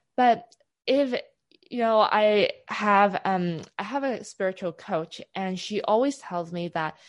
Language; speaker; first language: English; non-native, local second language; Cantonese